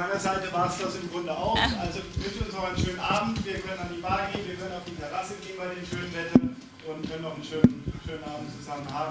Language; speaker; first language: German; native; German